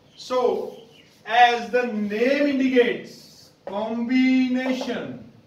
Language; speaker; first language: English; non-native, local second language; Punjabi